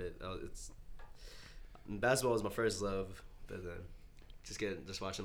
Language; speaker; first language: English; native; English